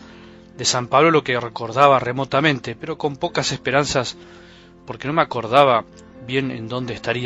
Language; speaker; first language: Spanish; native; Spanish